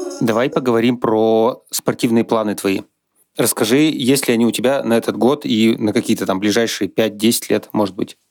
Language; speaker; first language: Russian; native; Russian